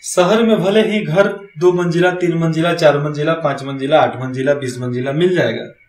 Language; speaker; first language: Hindi; native; Hindi